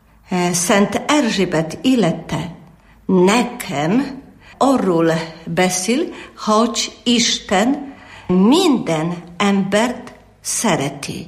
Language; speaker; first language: Hungarian; non-native, learner; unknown